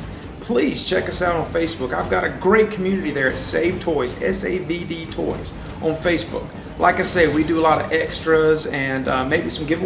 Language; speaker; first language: English; native; English